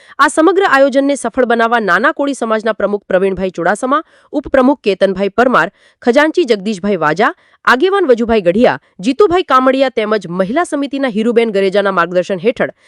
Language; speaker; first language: Gujarati; native; Gujarati